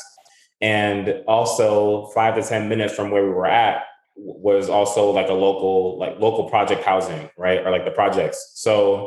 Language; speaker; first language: English; native; English